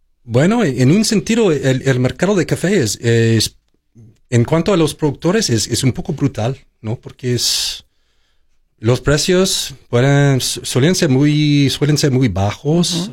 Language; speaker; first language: Spanish; non-native, fluent; English